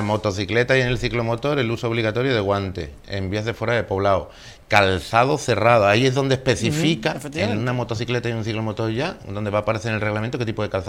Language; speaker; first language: Spanish; native; Spanish